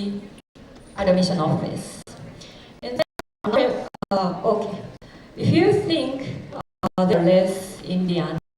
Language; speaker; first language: English; non-native, fluent; Japanese